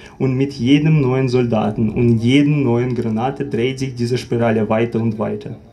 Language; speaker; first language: German; non-native, fluent; Ukrainian